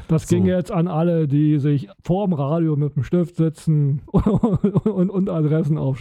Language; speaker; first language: German; native; German